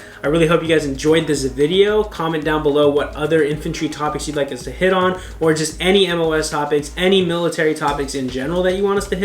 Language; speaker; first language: English; native; English